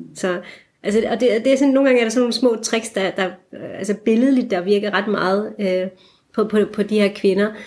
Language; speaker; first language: Danish; early bilingual, other home language; Turkish